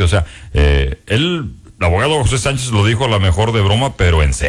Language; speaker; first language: Spanish; native; Spanish